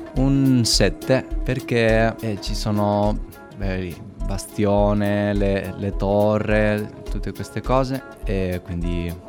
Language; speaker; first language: Italian; non-native, fluent; Spanish